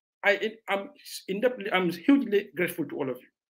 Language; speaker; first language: English; non-native, local second language; Mandingo